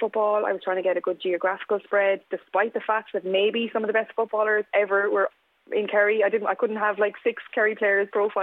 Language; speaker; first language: English; native; English